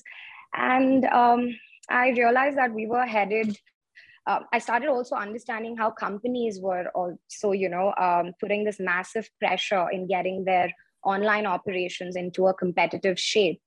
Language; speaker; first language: English; non-native, local second language; Tamil